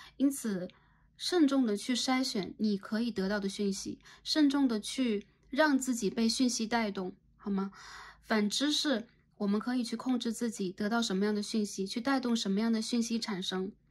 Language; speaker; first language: Chinese; native; Chinese